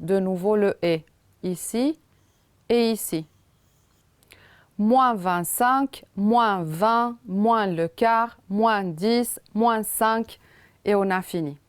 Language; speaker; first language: French; non-native, fluent; Romanian